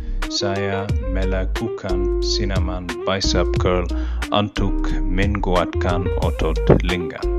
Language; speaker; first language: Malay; non-native, learner; Arabic